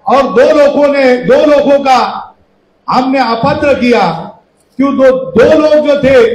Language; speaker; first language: Hindi; non-native, local second language; Marathi